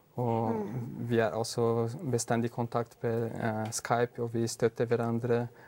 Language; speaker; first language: Norwegian; non-native, fluent; Portuguese